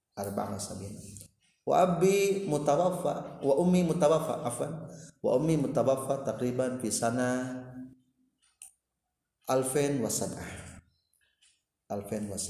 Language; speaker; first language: Arabic; non-native, learner; Indonesian